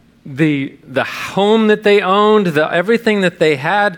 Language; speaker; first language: English; native; English